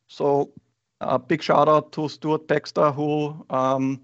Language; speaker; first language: English; non-native, fluent; German